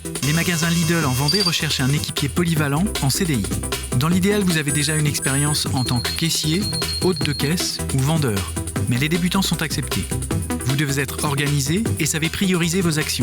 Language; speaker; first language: French; native; French